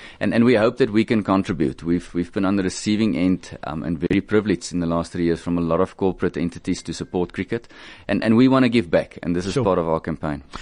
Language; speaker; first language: English; non-native, local second language; Afrikaans